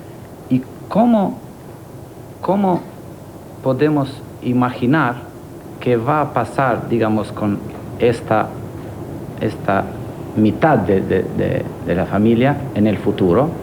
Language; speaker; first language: Spanish; non-native, fluent; Albanian